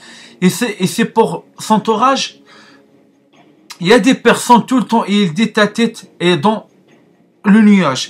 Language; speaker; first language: French; non-native, learner; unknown